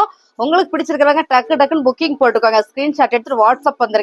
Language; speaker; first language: Tamil; native; Tamil